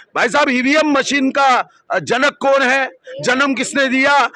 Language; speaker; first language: Hindi; non-native, local second language; Marathi